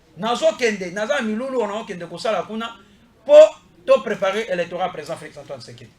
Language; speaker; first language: Lingala; native; Lingala